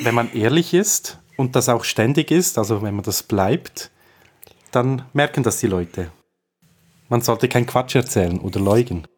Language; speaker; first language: German; native; German